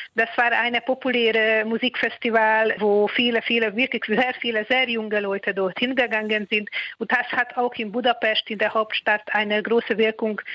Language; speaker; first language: German; non-native, fluent; Hungarian